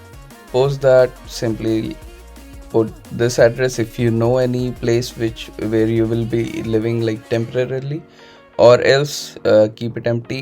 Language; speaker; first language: English; non-native, local second language; Hindi